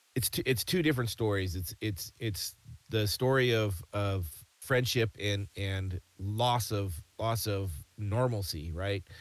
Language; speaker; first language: English; native; English